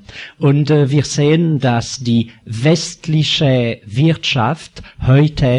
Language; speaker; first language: German; non-native, fluent; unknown